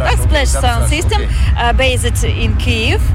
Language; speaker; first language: English; non-native, fluent; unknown